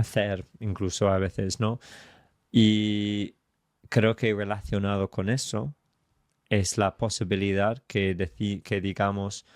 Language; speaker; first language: Spanish; non-native, fluent; English